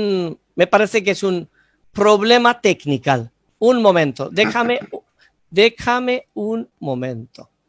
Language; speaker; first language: Spanish; non-native, fluent; Bangla